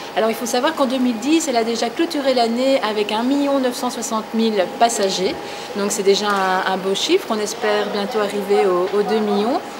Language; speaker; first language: French; native; French